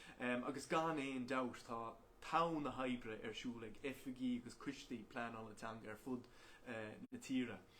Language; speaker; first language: Irish; non-native, local second language; English